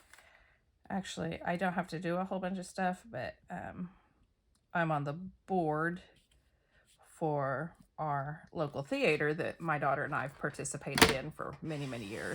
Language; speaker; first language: English; native; English